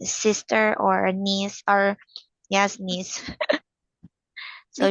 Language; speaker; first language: English; non-native, fluent; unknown